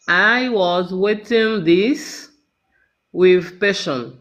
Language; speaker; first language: English; non-native, learner; French